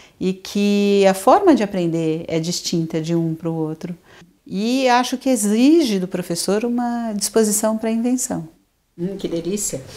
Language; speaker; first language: Portuguese; native; Portuguese